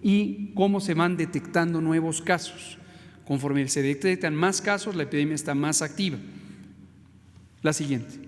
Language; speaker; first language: Spanish; native; Spanish